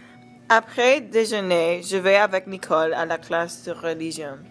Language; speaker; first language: French; non-native, learner; English